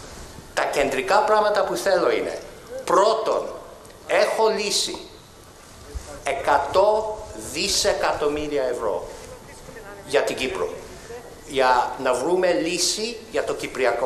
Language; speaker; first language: Greek; early bilingual, heritage; Greek